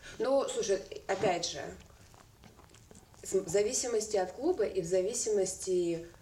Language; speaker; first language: Russian; native; Russian